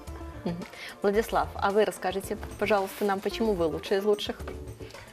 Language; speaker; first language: Russian; native; Russian